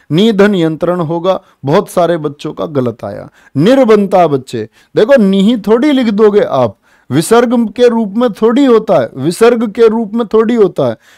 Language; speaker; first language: Hindi; native; Hindi